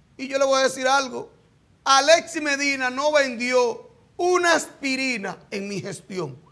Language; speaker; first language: Spanish; native; Spanish